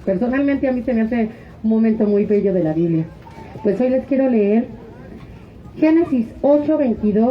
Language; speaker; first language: Spanish; native; Spanish